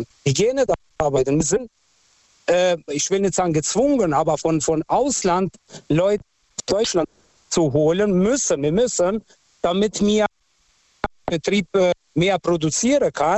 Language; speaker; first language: German; non-native, fluent; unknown